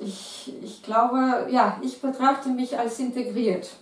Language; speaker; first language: German; non-native, fluent; Russian